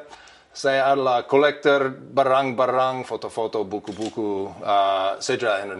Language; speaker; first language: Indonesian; non-native, learner; English